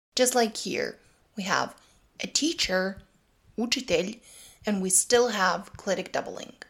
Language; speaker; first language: English; non-native, fluent; Serbian